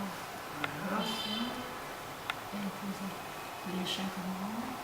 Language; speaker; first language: French; non-native, fluent; Vietnamese